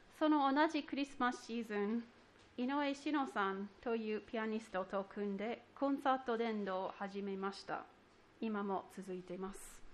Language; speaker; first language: Japanese; non-native, fluent; English